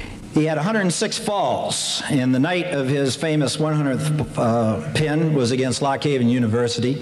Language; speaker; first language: English; native; English